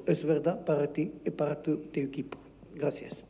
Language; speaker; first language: Spanish; non-native, learner; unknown